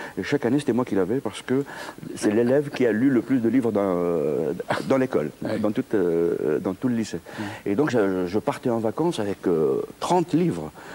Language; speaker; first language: French; non-native, local second language; Kabyle